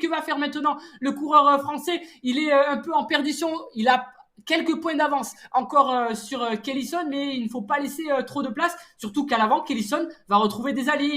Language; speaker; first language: French; native; French